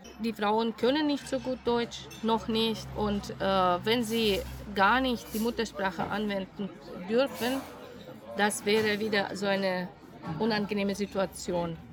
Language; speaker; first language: German; non-native, fluent; Russian